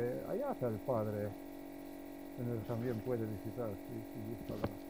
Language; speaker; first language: Spanish; non-native, learner; Slovenian